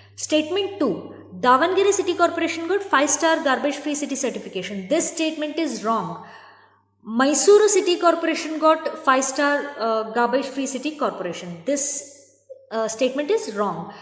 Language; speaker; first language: English; non-native, local second language; Kannada